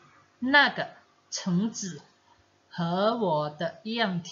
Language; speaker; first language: Chinese; non-native, fluent; Indonesian